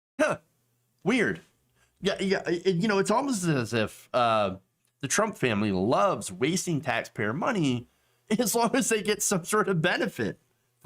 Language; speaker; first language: English; native; English